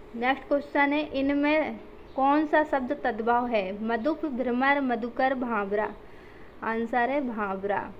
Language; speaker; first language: Hindi; native; Hindi